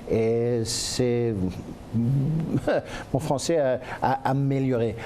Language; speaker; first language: French; non-native, local second language; English